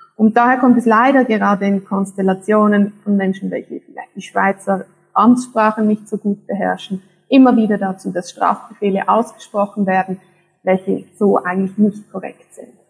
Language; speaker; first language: German; native; German